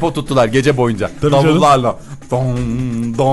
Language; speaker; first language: Turkish; native; Turkish